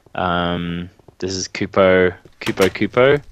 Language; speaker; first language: English; native; English